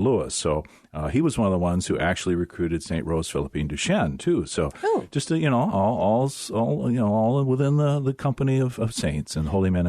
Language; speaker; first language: English; native; English